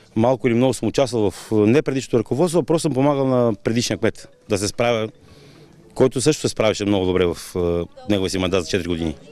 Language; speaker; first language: Bulgarian; native; Bulgarian